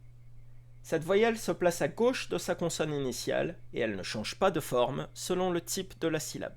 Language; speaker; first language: French; native; French